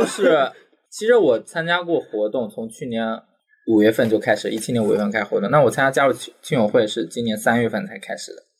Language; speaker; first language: Chinese; native; Chinese